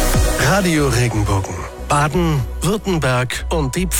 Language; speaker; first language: German; native; German